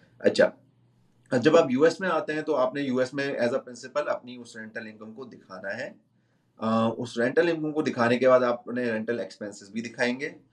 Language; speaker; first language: Urdu; native; Urdu